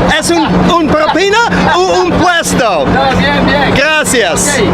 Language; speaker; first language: Spanish; non-native, learner; English